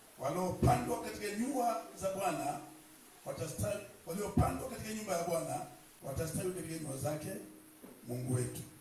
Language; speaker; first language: Swahili; non-native, local second language; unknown